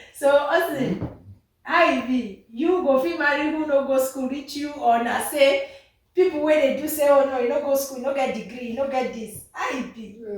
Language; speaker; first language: Nigerian Pidgin; native; Nigerian Pidgin